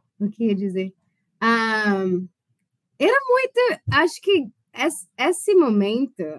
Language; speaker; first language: Portuguese; non-native, fluent; English